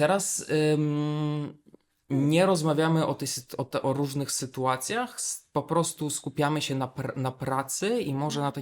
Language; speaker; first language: Polish; non-native, fluent; Belarusian